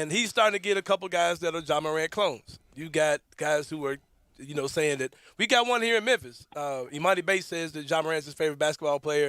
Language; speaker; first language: English; native; English